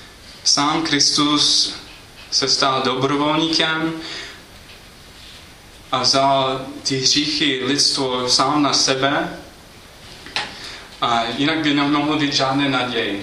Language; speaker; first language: Czech; non-native, fluent; English